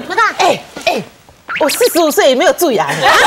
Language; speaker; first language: Chinese; native; Chinese